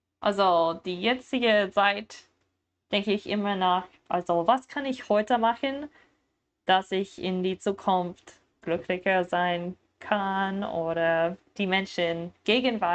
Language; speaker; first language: German; non-native, learner; English